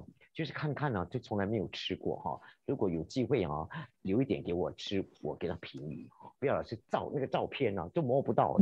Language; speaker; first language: Chinese; native; Chinese